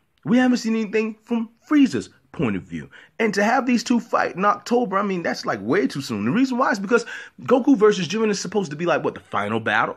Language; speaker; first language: English; native; English